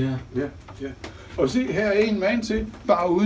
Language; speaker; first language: Danish; native; Danish